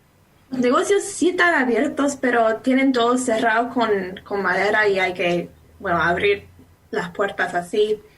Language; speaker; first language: Spanish; non-native, fluent; English